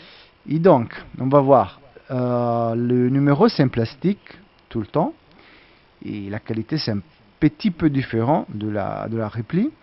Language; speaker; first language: French; non-native, learner; Italian